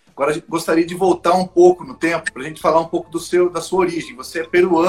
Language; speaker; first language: Portuguese; native; Portuguese